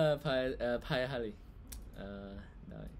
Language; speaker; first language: Russian; non-native, learner; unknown